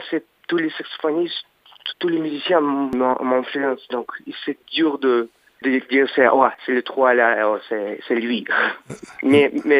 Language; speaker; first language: French; non-native, learner; Russian